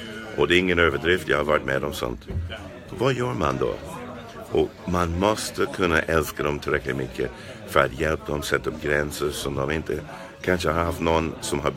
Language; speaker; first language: Swedish; non-native, fluent; English